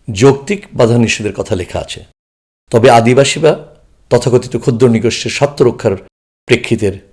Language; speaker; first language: Bangla; non-native, local second language; Chakma